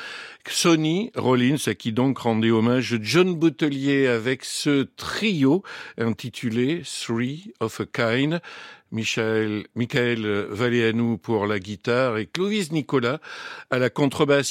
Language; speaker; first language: French; native; French